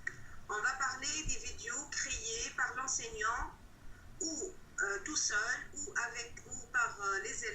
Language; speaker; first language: French; non-native, local second language; Arabic